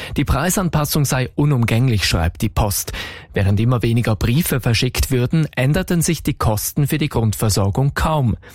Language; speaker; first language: German; native; German